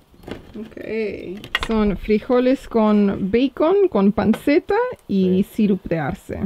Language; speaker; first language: Spanish; native; Spanish